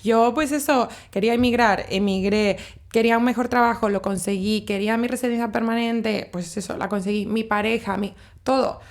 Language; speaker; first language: Spanish; native; Spanish